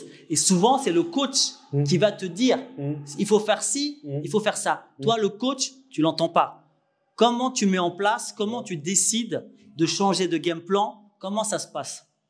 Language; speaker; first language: French; native; French